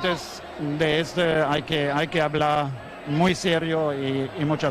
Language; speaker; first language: Spanish; non-native, fluent; German